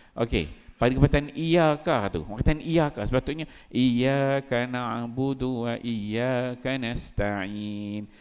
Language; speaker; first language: Malay; native; Malay